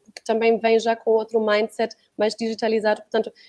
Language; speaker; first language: Portuguese; non-native, fluent; German